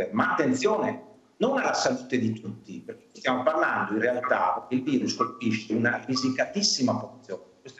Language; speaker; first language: Italian; native; Italian